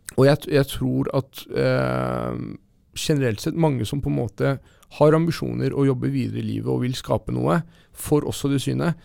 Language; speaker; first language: Norwegian; early bilingual, other home language; Persian